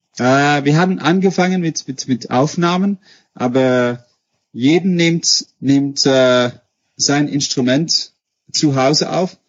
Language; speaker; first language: German; non-native, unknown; Dutch